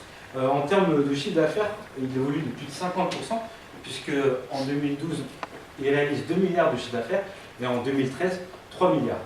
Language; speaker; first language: French; native; French